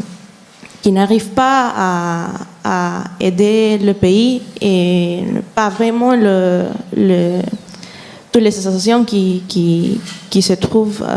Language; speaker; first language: French; non-native, fluent; Spanish